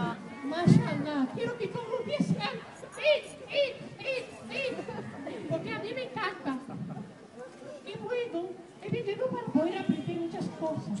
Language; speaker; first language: Spanish; non-native, learner; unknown